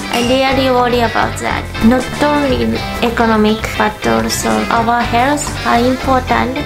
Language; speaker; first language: English; non-native, learner; Japanese